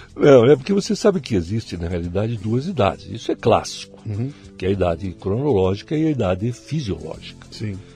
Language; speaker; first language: Portuguese; native; Portuguese